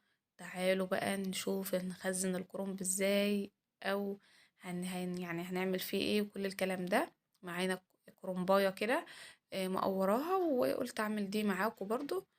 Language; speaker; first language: Arabic; native; Arabic